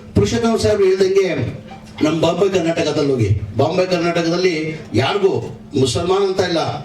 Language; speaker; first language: Kannada; non-native, local second language; Urdu